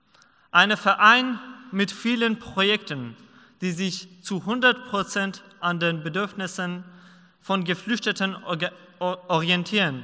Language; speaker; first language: German; non-native, learner; Persian